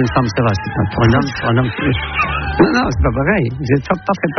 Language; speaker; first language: French; non-native, fluent; Dutch